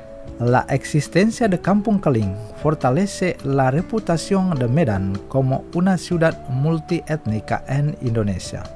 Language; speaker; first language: Spanish; non-native, fluent; Indonesian